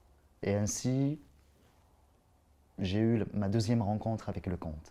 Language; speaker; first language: French; non-native, local second language; Arabic